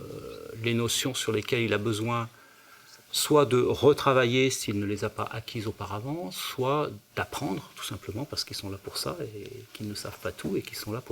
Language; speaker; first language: French; native; French